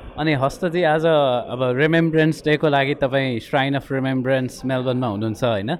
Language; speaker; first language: Nepali; native; Nepali